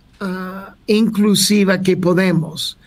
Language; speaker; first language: Spanish; non-native, fluent; English